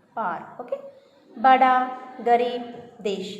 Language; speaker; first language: Hindi; non-native, local second language; Telugu